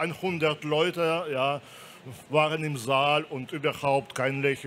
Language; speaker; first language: German; non-native, fluent; Belarusian